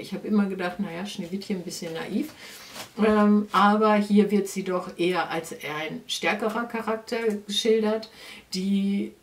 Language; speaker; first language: German; native; German